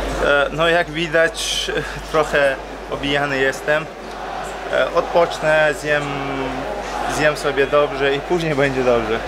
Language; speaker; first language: Polish; non-native, fluent; Chechen